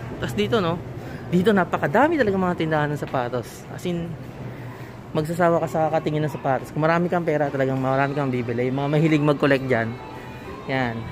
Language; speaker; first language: Filipino; native; Filipino